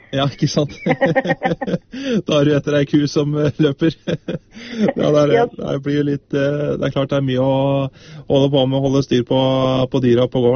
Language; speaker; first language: Norwegian; native; Norwegian